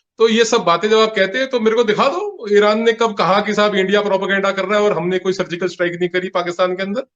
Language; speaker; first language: Hindi; non-native, local second language; Punjabi